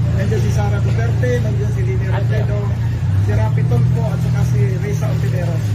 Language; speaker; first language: Filipino; native; Filipino